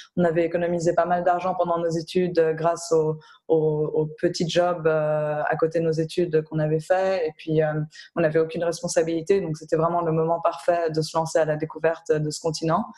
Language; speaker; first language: French; native; French